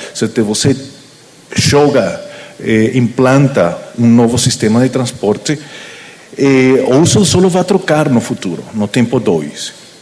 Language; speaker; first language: Portuguese; non-native, learner; Spanish